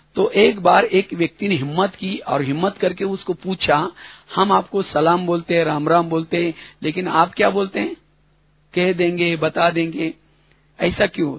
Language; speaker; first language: Hindi; non-native, local second language; Marathi